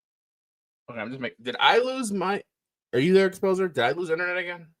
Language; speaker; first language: English; native; English